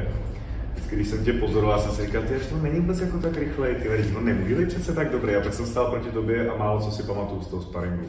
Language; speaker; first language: Czech; native; Czech